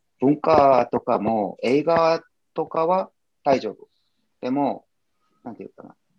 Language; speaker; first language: Japanese; non-native, fluent; Korean